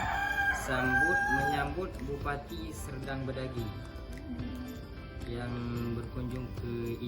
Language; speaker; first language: Indonesian; non-native, local second language; Achinese